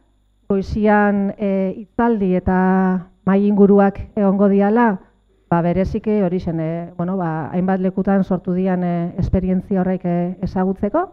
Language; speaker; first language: Basque; native; Basque